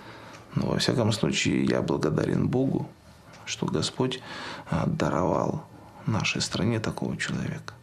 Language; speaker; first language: Russian; native; Russian